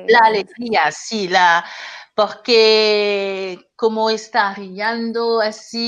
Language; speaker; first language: Spanish; non-native, learner; French